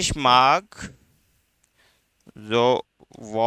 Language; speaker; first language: German; non-native, fluent; Hindi